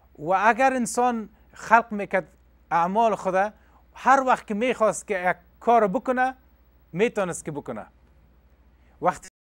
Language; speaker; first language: Persian; non-native, local second language; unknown